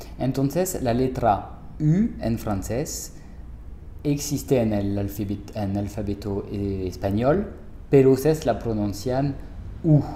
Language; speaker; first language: Spanish; non-native, fluent; French